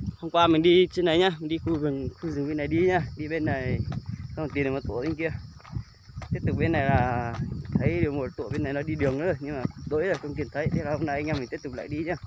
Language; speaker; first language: Vietnamese; non-native, local second language; Hmong